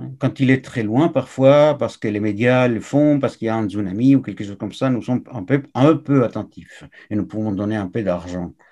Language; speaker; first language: French; non-native, fluent; Spanish